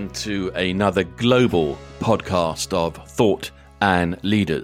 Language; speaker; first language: English; native; English